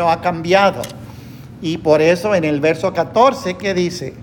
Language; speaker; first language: Spanish; non-native, fluent; English